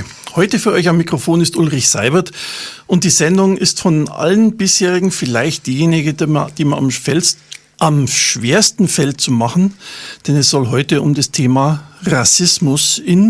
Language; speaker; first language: German; native; German